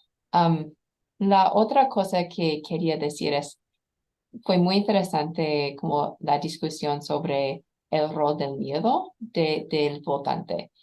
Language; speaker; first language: Spanish; non-native, fluent; English